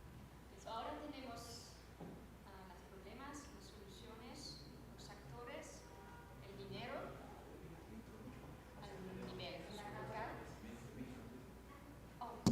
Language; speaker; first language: Spanish; non-native, fluent; Dutch